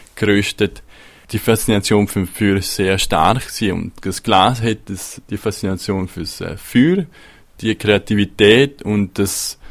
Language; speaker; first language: German; non-native, local second language; Italian